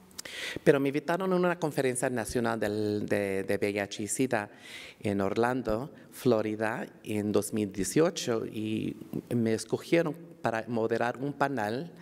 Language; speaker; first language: Spanish; early bilingual, heritage; Spanish